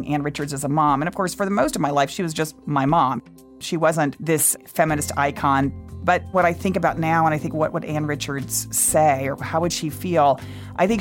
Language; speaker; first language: English; native; English